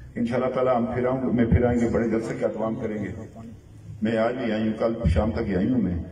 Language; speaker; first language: Urdu; non-native, local second language; Pahari-Potwari